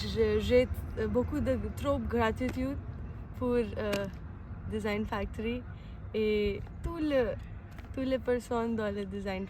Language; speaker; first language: French; non-native, learner; Hindi